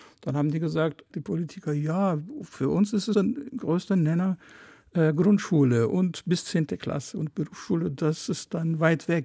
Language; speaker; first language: German; early bilingual, other home language; Turkish